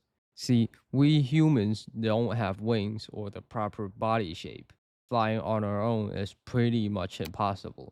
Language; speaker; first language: English; native; English